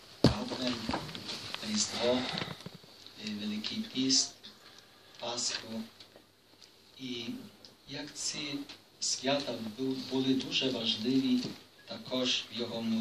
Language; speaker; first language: Ukrainian; non-native, fluent; Polish